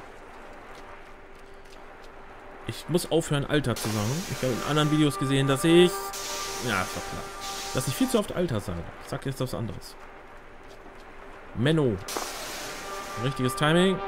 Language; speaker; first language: German; native; German